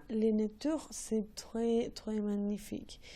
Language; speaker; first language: French; non-native, learner; Spanish